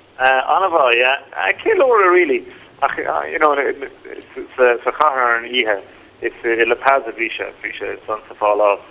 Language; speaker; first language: Irish; native; Irish